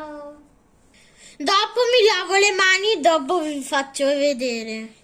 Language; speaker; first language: Italian; early bilingual, other home language; Urdu